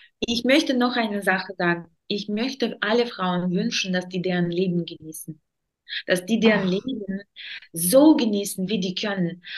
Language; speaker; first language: German; non-native, learner; Russian